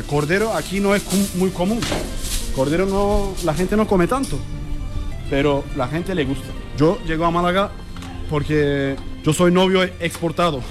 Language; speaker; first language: Spanish; non-native, learner; Turkish